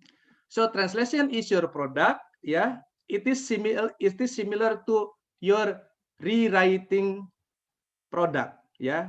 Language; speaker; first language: English; non-native, fluent; Indonesian